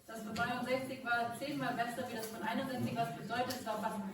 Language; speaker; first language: German; native; German